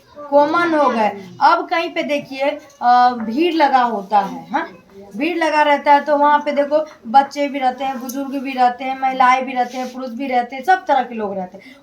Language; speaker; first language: Hindi; native; Hindi